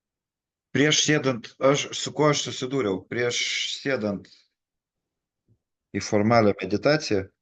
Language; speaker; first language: Lithuanian; native; Lithuanian